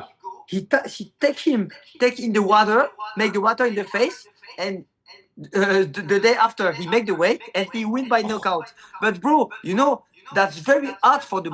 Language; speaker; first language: English; non-native, learner; French